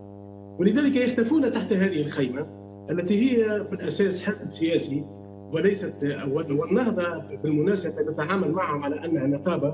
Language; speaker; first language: Arabic; native; Arabic